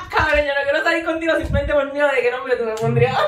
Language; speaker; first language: Spanish; early bilingual, heritage; Spanish